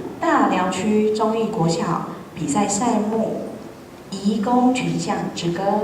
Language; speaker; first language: Chinese; native; Chinese